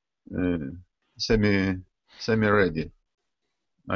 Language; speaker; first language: English; non-native, learner; Russian